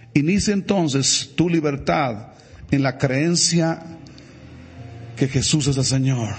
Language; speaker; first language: Spanish; native; Spanish